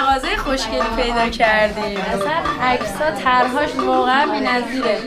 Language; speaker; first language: Persian; native; Persian